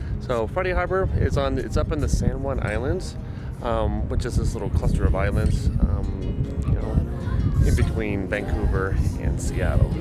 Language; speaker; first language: English; native; English